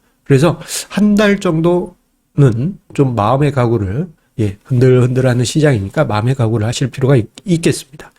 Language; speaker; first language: Korean; native; Korean